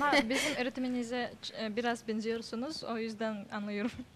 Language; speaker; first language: Turkish; non-native, learner; Yakut